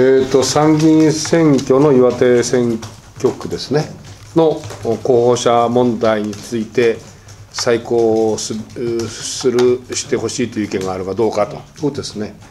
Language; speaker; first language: Japanese; native; Japanese